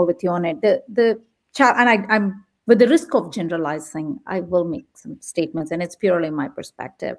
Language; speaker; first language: English; non-native, local second language; Tamil